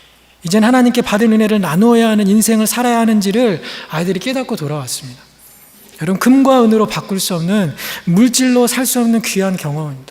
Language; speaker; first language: Korean; native; Korean